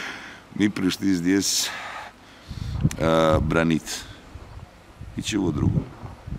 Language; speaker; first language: Russian; non-native, learner; Serbian